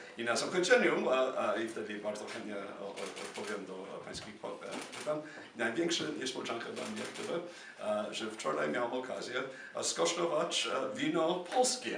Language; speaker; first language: Polish; non-native, fluent; English